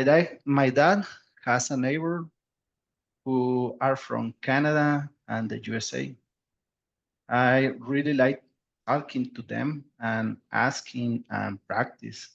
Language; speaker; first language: English; non-native, learner; Spanish